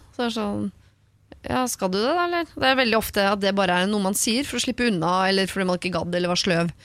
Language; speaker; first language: Norwegian; native; Norwegian